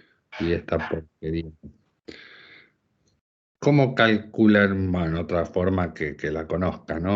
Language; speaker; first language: Spanish; native; Spanish